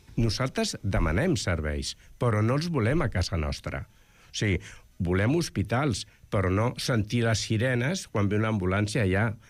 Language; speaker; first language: Catalan; native; Catalan